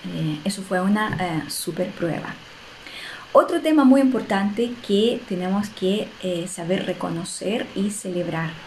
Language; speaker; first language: Spanish; non-native, fluent; Russian